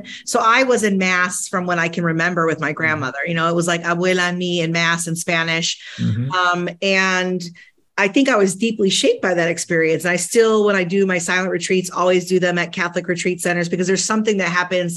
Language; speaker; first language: English; early bilingual, other home language; Spanish